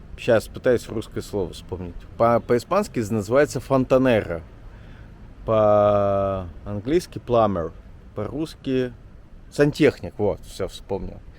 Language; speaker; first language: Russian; native; Russian